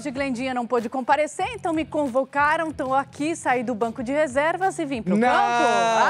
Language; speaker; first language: Portuguese; native; Portuguese